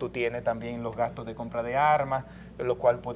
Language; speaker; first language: Spanish; native; Spanish